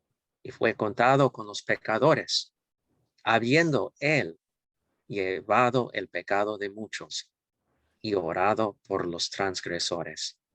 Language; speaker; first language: Spanish; non-native, fluent; English